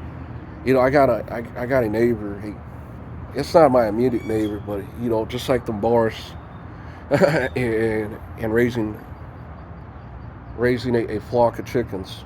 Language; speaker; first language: English; native; English